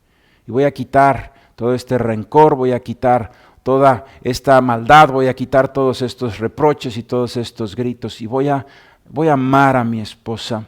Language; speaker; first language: Spanish; native; Spanish